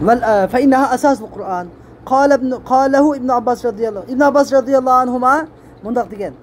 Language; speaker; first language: Arabic; non-native, fluent; Uyghur